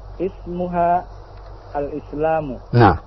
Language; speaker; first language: Arabic; non-native, learner; Indonesian